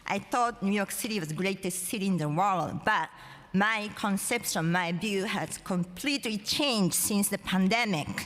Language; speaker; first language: English; non-native, fluent; Japanese